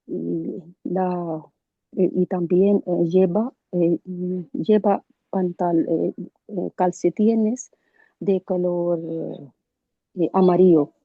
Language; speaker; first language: Spanish; non-native, learner; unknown